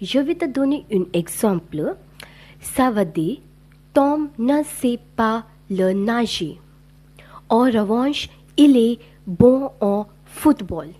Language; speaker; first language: French; non-native, learner; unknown